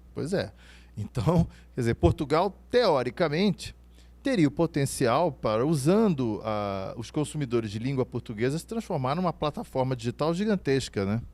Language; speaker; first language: Portuguese; native; Portuguese